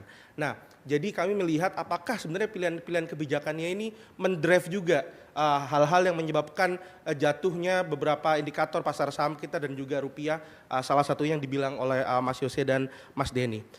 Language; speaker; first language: Indonesian; native; Indonesian